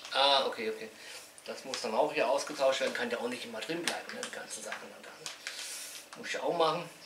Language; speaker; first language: German; native; German